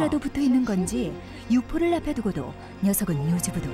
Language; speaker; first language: Korean; native; Korean